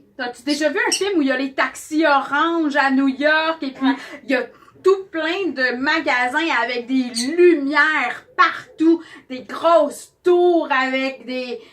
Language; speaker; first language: French; native; French